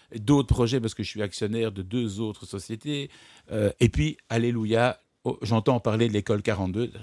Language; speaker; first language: French; native; French